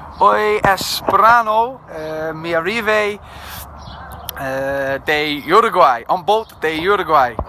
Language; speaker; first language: Spanish; non-native, learner; English